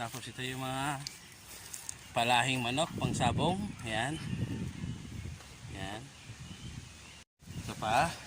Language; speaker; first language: Filipino; native; Filipino